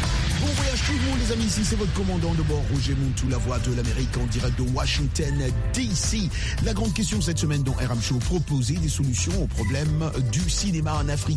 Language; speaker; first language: French; native; French